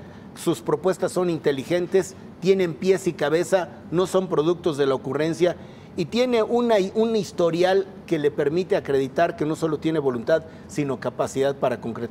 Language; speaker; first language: Spanish; native; Spanish